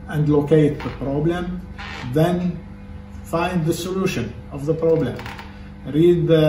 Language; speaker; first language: English; non-native, fluent; French